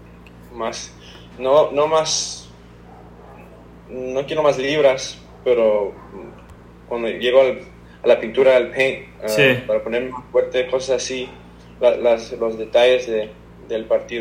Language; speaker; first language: Spanish; early bilingual, heritage; Spanish